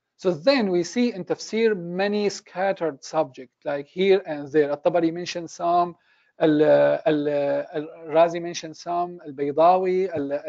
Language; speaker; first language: English; non-native, fluent; Arabic